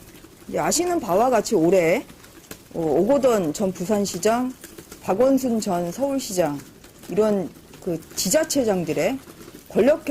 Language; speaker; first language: Korean; native; Korean